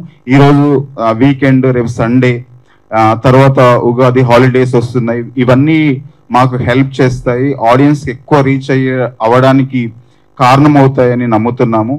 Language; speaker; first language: Telugu; native; Telugu